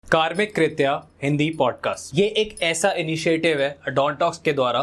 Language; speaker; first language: Hindi; native; Hindi